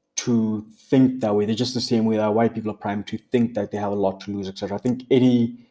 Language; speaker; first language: English; non-native, local second language; Tswana